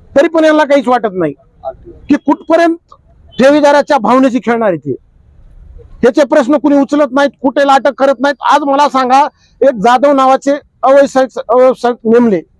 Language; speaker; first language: Marathi; native; Marathi